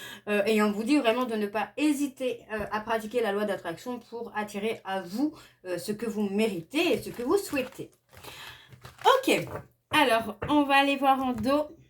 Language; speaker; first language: French; native; French